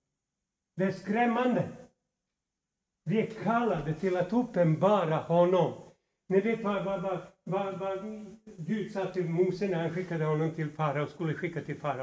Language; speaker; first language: Swedish; non-native, fluent; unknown